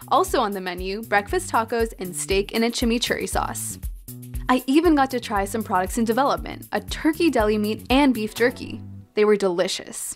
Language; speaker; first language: English; native; English